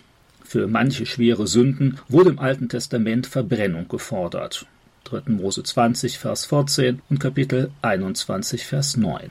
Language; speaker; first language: German; native; German